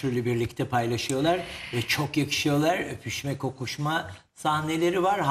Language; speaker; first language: Turkish; native; Turkish